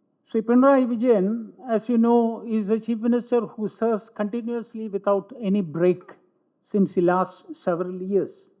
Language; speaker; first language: English; non-native, local second language; Malayalam